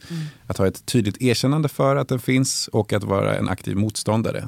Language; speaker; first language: Swedish; native; Swedish